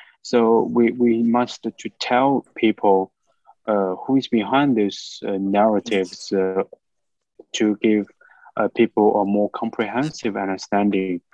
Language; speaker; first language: English; non-native, fluent; Chinese